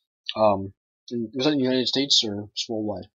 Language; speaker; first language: English; native; English